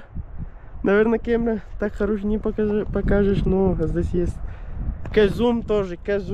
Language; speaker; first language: Russian; non-native, learner; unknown